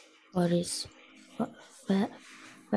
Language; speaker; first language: English; non-native, learner; Korean